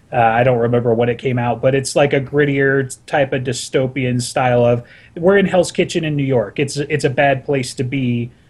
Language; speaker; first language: English; native; English